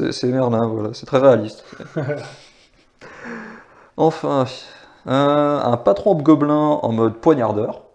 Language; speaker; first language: French; native; French